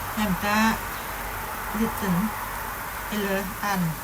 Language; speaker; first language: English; non-native, learner; Thai